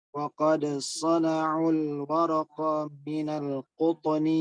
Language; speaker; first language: Arabic; non-native, learner; Indonesian